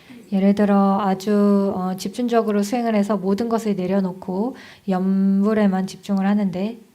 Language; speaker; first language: Korean; native; Korean